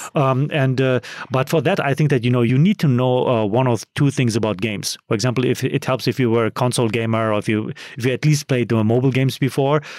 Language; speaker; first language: English; non-native, fluent; German